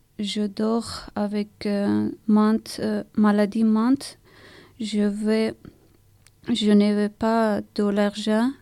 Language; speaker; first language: French; non-native, learner; Persian